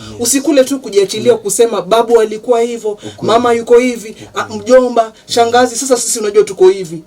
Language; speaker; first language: Swahili; non-native, local second language; Gusii